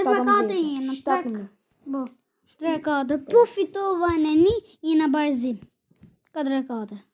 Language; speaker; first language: Albanian; native; Albanian